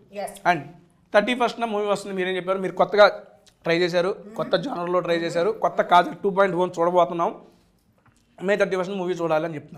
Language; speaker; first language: Telugu; native; Telugu